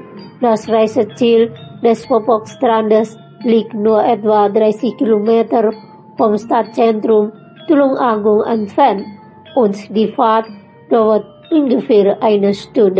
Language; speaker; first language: German; non-native, fluent; Indonesian